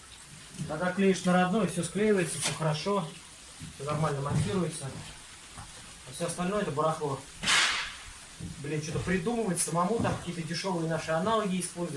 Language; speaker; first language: Russian; native; Russian